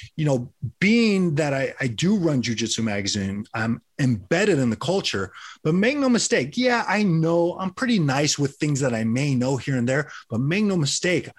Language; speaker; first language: English; early bilingual, other home language; Filipino